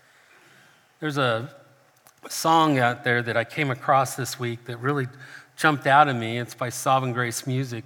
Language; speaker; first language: English; native; English